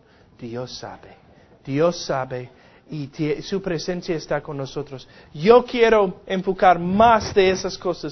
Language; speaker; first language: Spanish; non-native, fluent; English